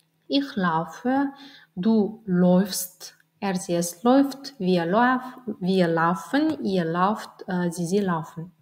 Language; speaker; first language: German; non-native, learner; Turkmen